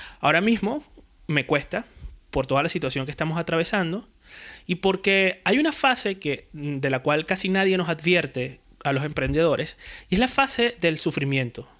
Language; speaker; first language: Spanish; native; Spanish